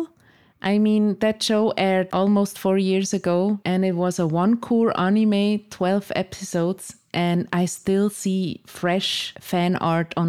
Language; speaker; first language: English; non-native, fluent; Swiss German